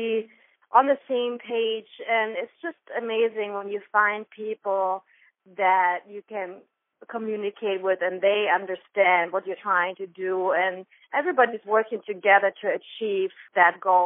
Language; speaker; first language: English; non-native, fluent; German